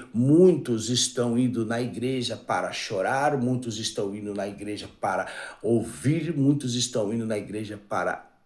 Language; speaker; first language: Portuguese; native; Portuguese